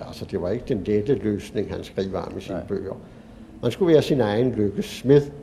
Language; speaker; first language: Danish; native; Danish